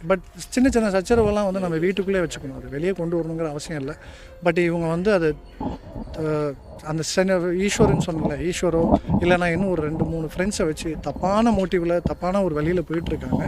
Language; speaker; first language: Tamil; native; Tamil